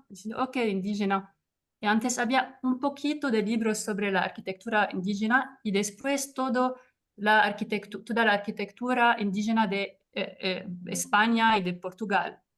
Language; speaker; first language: Spanish; non-native, fluent; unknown